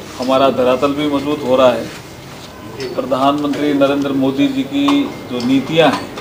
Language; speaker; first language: Hindi; native; Hindi